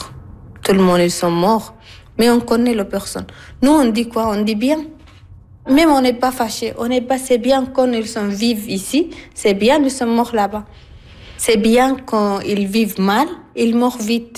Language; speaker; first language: French; non-native, learner; Arabic